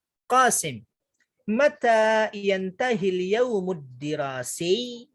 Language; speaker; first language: Arabic; non-native, fluent; Indonesian